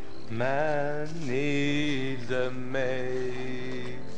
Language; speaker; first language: English; non-native, fluent; Dutch